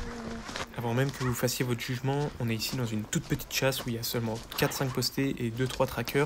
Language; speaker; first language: French; native; French